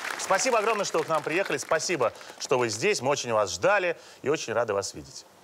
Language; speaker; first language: Russian; native; Russian